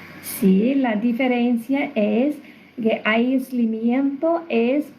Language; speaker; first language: Spanish; non-native, learner; English